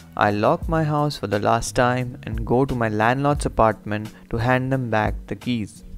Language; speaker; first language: English; non-native, local second language; Hindi